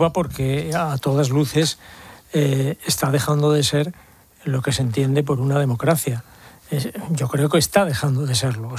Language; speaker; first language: Spanish; native; Spanish